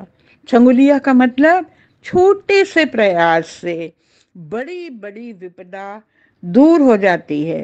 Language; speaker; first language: Hindi; native; Hindi